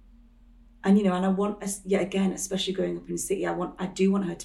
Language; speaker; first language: English; native; English